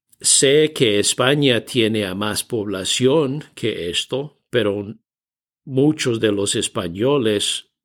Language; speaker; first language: Spanish; non-native, fluent; English